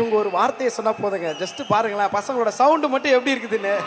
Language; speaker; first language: Tamil; native; Tamil